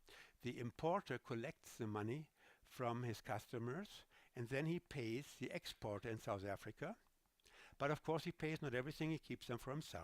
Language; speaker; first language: English; non-native, fluent; German